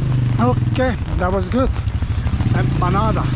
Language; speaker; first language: English; non-native, fluent; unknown